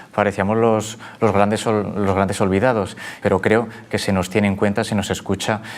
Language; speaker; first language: Spanish; native; Spanish